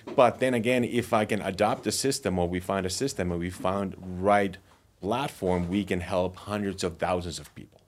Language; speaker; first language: English; non-native, fluent; Finnish